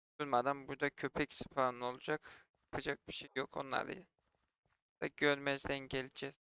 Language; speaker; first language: Turkish; native; Turkish